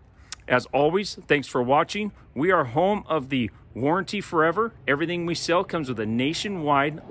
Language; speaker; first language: English; native; English